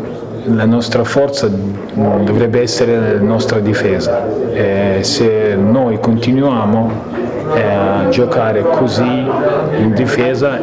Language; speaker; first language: Italian; non-native, fluent; Lithuanian